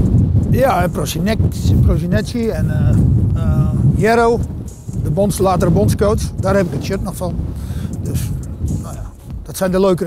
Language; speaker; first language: Dutch; native; Dutch